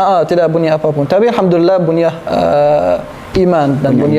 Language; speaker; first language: Indonesian; non-native, learner; Arabic